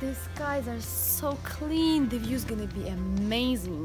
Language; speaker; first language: English; non-native, fluent; Belarusian